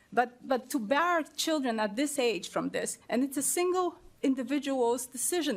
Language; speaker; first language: English; non-native, fluent; Polish